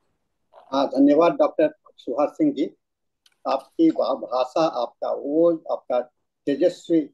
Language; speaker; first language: Hindi; native; Hindi